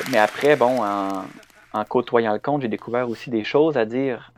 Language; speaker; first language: French; native; French